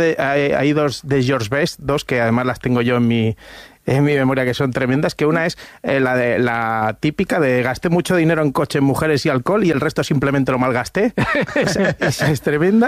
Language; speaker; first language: Spanish; native; Spanish